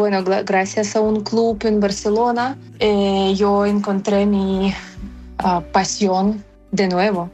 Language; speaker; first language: Spanish; non-native, fluent; Ukrainian